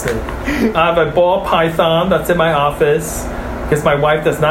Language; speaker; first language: English; early bilingual, other home language; Chinese